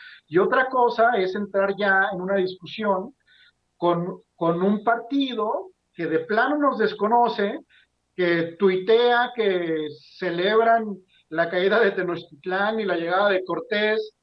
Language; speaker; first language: Spanish; native; Spanish